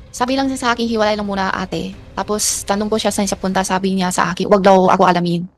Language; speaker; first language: Filipino; non-native, learner; Chinese